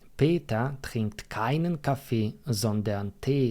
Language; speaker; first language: German; non-native, fluent; Polish